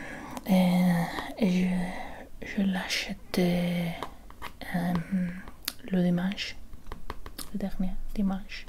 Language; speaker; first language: French; non-native, learner; Spanish